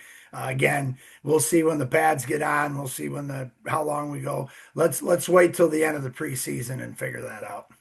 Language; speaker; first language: English; native; English